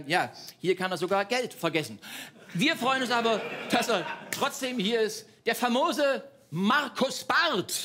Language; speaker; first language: German; native; German